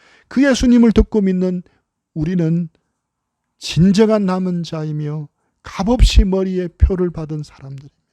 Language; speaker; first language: Korean; native; Korean